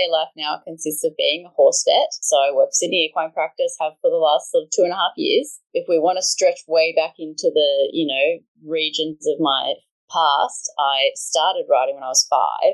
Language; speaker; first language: English; native; English